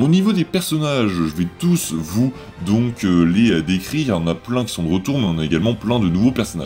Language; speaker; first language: French; native; French